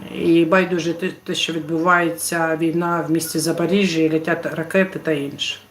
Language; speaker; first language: Ukrainian; non-native, local second language; Russian